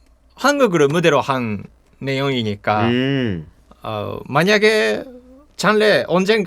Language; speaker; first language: Korean; non-native, fluent; Japanese